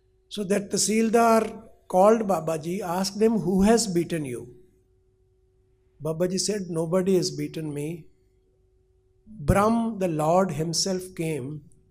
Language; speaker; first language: English; non-native, local second language; Punjabi